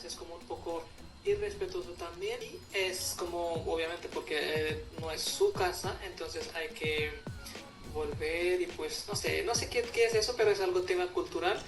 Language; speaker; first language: Spanish; non-native, fluent; Hindi